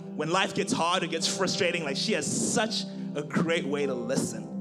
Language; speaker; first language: English; non-native, local second language; Shona